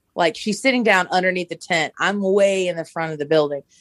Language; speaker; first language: English; native; English